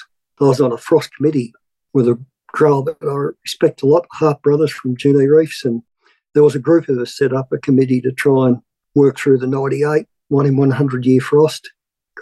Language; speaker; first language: English; native; English